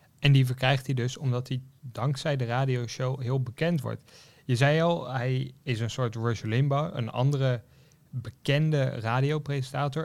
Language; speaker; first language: Dutch; native; Dutch